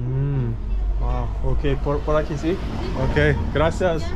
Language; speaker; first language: Spanish; non-native, learner; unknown